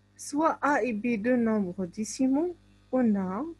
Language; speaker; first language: French; non-native, local second language; Arabic